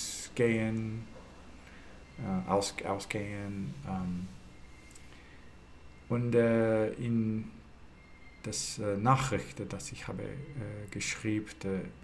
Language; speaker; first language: German; non-native, learner; English